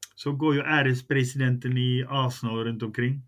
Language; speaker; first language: Norwegian; non-native, fluent; Dutch